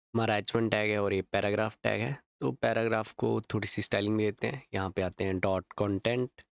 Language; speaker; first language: Hindi; native; Hindi